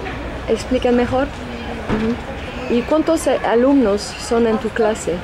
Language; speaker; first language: Spanish; non-native, fluent; French